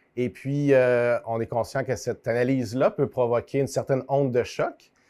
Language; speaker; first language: French; native; French